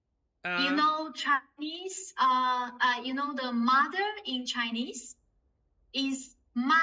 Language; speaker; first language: English; non-native, fluent; Chinese